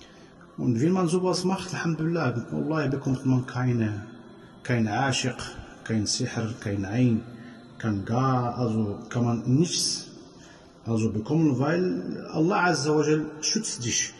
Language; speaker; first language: German; non-native, fluent; Arabic